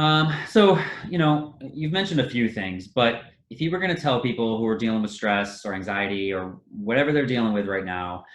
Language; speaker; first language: English; native; English